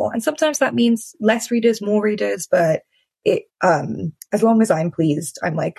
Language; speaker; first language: English; native; English